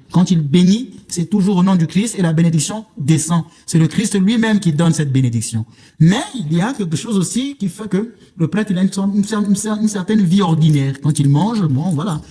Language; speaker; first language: French; non-native, local second language; Lingala